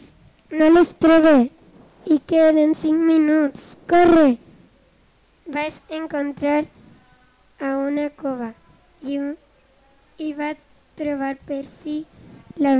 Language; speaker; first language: Catalan; non-native, local second language; Spanish